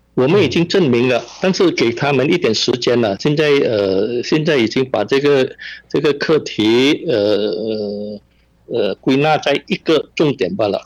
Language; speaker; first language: Chinese; non-native, local second language; Min Nan Chinese